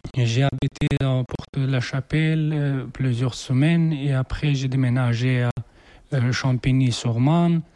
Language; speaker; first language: French; non-native, learner; Persian